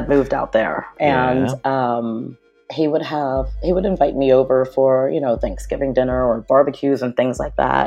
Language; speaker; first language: English; native; English